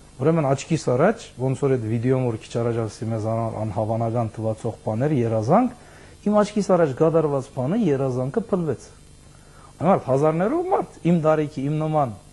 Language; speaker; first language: Armenian; early bilingual, heritage; Armenian